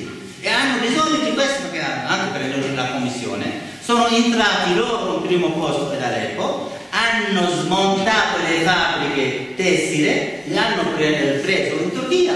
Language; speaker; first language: Italian; non-native, fluent; Arabic